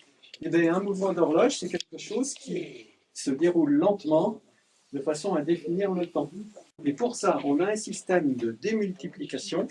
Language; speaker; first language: French; native; French